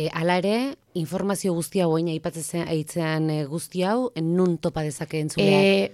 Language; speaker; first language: Basque; native; Basque